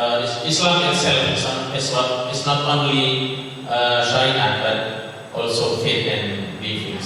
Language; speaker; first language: English; non-native, fluent; Indonesian